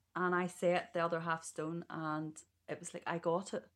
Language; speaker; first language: English; native; English